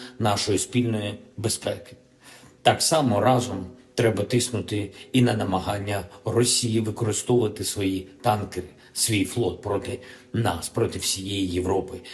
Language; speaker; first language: Ukrainian; non-native, local second language; Russian